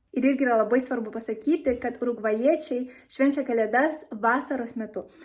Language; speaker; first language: Lithuanian; early bilingual, other home language; Spanish